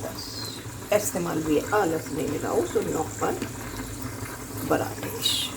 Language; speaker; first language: German; non-native, learner; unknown